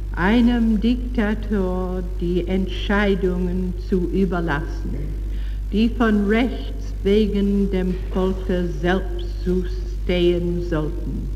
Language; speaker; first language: German; non-native, learner; English